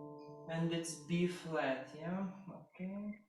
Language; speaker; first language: English; non-native, fluent; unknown